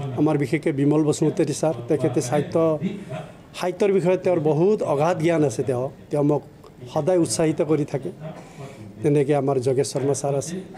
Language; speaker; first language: Assamese; non-native, local second language; Nepali